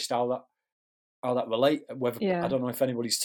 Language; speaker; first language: English; native; English